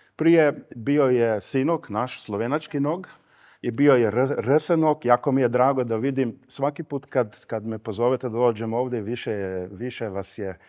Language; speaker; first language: Serbian; non-native, fluent; Slovenian